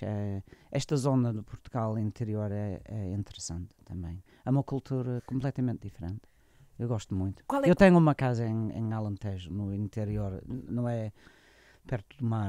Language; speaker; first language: Portuguese; non-native, learner; English